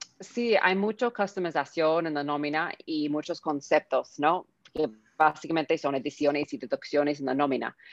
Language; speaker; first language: Spanish; non-native, fluent; English